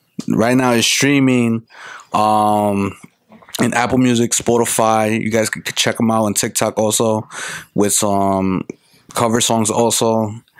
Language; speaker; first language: English; early bilingual, other home language; Spanish